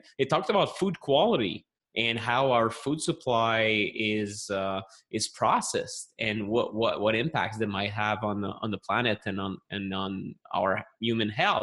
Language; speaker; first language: English; non-native, fluent; French